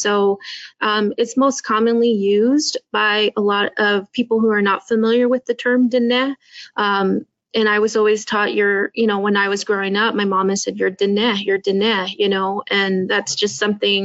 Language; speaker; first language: English; native; English